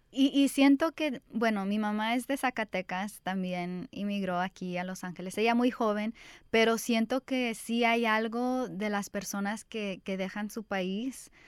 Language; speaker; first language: Spanish; early bilingual, heritage; Spanish